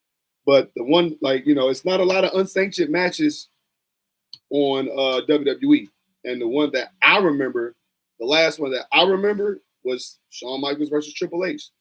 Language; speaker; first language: English; native; English